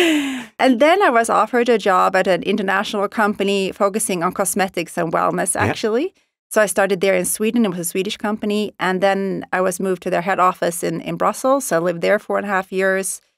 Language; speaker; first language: English; non-native, fluent; Swedish